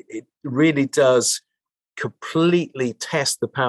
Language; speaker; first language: English; native; English